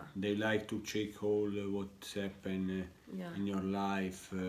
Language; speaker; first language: English; non-native, learner; Italian